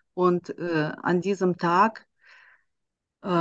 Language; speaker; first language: German; non-native, fluent; Russian